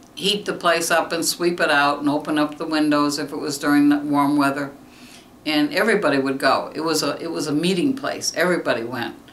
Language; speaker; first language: English; native; English